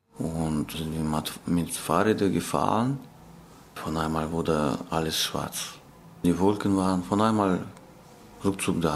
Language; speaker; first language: German; non-native, learner; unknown